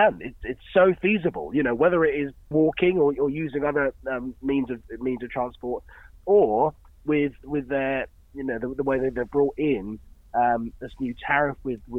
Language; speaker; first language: English; native; English